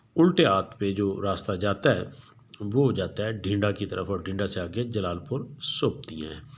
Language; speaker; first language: Urdu; non-native, local second language; Punjabi